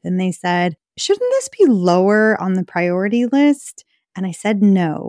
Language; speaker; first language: English; native; English